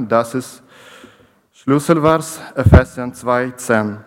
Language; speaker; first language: German; non-native, learner; Ukrainian